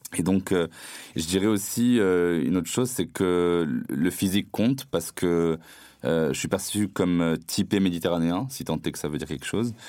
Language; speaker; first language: French; non-native, local second language; Arabic